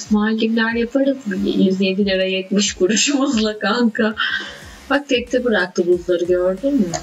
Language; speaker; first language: Turkish; native; Turkish